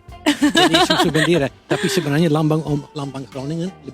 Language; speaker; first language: Indonesian; non-native, fluent; Dutch